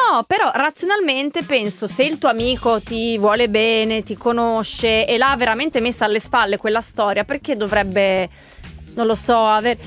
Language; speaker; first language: Italian; native; Italian